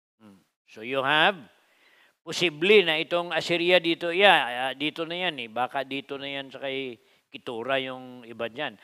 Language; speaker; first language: Filipino; non-native, local second language; Cebuano